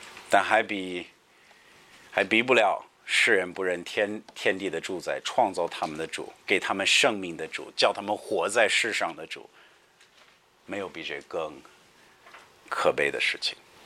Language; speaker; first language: Chinese; non-native, fluent; English